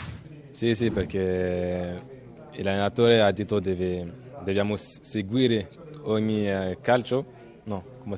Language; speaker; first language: Italian; non-native, fluent; French